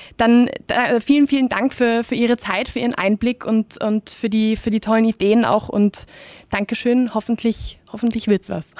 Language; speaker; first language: German; native; German